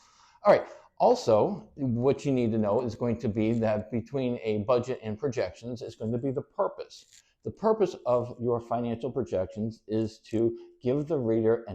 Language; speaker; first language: English; native; English